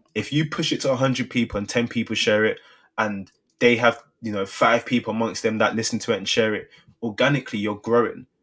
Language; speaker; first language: English; native; English